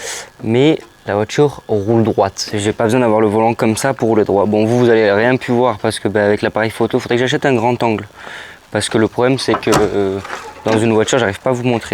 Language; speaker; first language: French; native; French